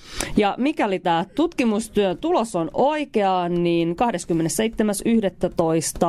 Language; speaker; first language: Finnish; native; Finnish